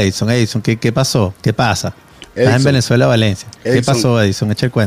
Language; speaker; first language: Spanish; native; Spanish